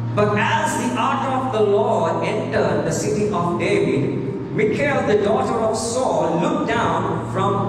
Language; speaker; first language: English; non-native, local second language; Sinhala